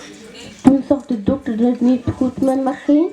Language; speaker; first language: Dutch; early bilingual, other home language; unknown